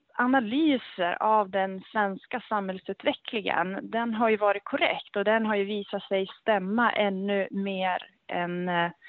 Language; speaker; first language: Swedish; native; Swedish